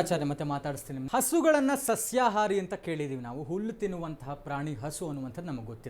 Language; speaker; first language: Kannada; native; Kannada